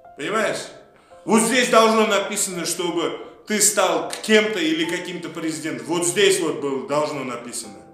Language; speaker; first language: Russian; non-native, local second language; Uzbek